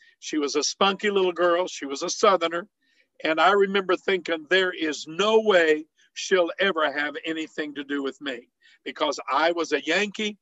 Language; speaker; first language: English; native; English